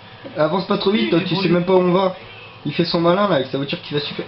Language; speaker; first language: French; native; French